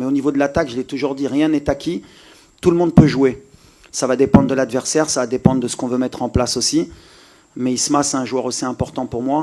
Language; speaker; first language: French; native; French